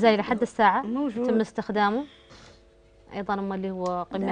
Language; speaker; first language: Arabic; native; Arabic